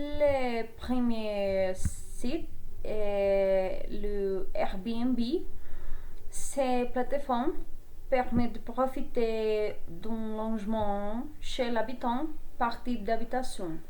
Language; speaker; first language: French; non-native, learner; Spanish